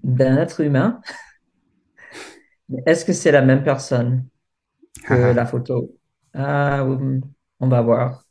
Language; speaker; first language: French; non-native, fluent; English